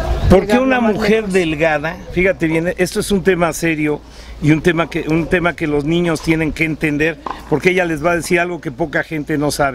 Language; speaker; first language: Spanish; native; Spanish